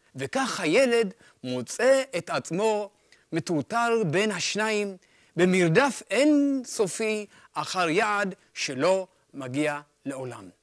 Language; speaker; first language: Hebrew; early bilingual, other home language; Amharic